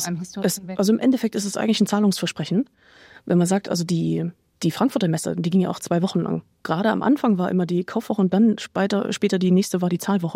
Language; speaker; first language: German; native; German